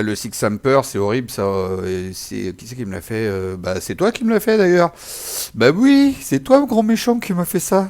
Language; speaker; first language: French; native; French